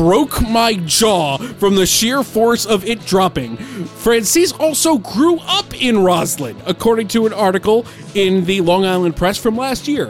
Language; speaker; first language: English; native; English